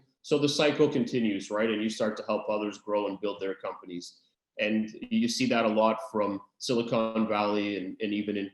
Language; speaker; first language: English; native; English